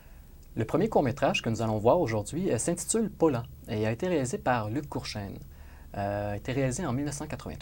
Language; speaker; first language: French; native; French